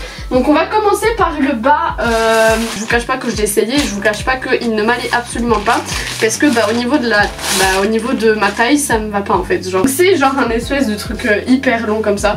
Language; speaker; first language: French; native; French